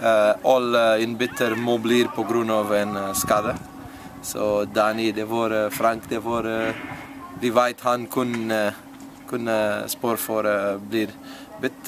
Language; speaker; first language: Norwegian; non-native, learner; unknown